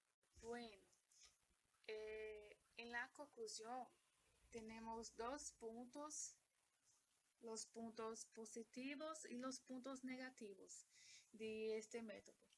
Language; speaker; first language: Spanish; non-native, learner; Portuguese